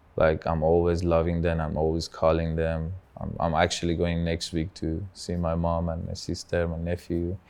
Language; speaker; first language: English; non-native, fluent; Persian